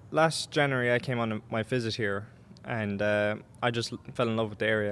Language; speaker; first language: English; native; English